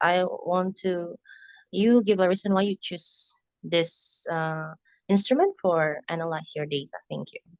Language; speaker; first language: English; non-native, learner; Indonesian